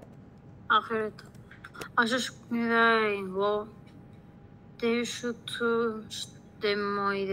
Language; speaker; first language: Japanese; non-native, learner; Spanish